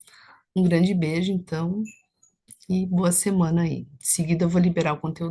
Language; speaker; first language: Portuguese; native; Portuguese